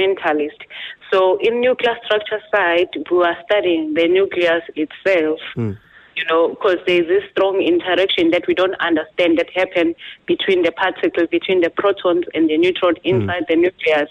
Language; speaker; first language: English; non-native, local second language; Zulu